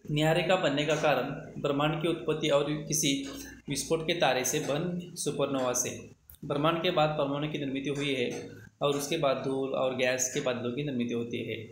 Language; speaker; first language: Hindi; non-native, local second language; Marathi